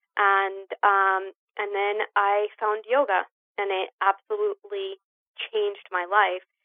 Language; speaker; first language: English; early bilingual, other home language; Spanish